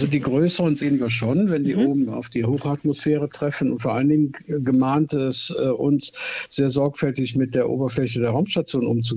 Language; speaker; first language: German; native; German